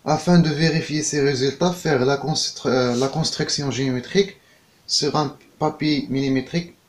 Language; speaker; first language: French; non-native, local second language; Arabic